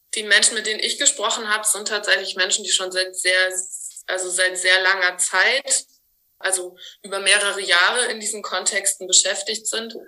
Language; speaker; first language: German; native; German